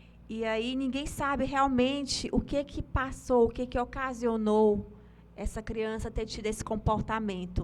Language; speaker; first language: Portuguese; native; Portuguese